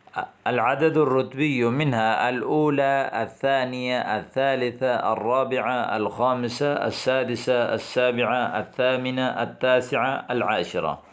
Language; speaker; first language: Arabic; non-native, fluent; Urdu